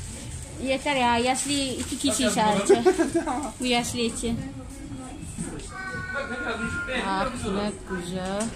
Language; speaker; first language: Turkish; non-native, learner; Indonesian